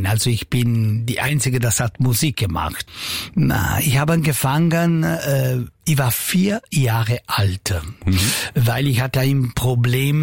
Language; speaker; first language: German; non-native, local second language; Italian